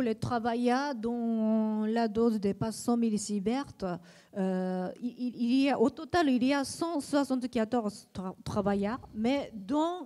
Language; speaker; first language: French; non-native, learner; Japanese